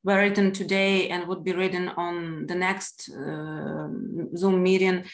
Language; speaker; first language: English; non-native, fluent; Ukrainian